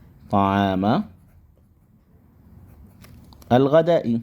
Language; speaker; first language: Arabic; non-native, fluent; Indonesian